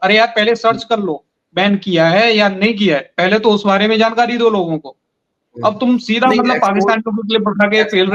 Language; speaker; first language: Hindi; native; Hindi